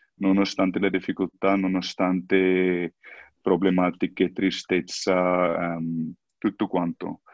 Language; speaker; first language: Italian; non-native, fluent; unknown